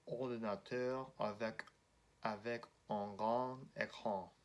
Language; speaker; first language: French; non-native, learner; English